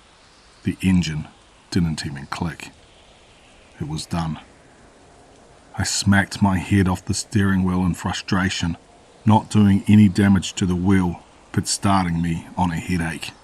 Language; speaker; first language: English; native; English